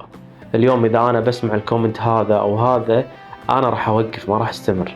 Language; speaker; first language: Arabic; native; Arabic